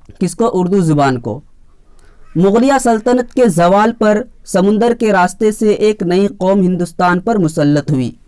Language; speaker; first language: Urdu; native; Urdu